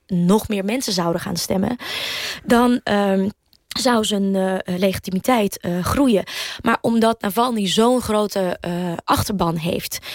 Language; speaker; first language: Dutch; early bilingual, other home language; Russian